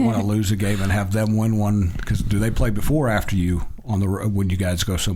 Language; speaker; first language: English; native; English